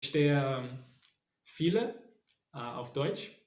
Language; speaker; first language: German; non-native, learner; Portuguese